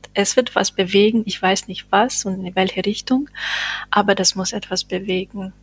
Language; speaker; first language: German; non-native, fluent; Bosnian